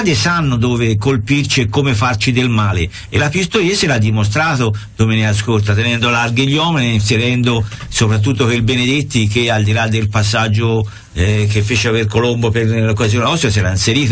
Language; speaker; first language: Italian; native; Italian